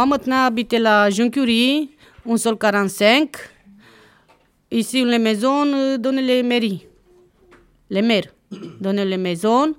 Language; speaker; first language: French; non-native, learner; Romanian